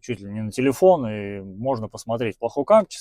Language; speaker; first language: Russian; native; Russian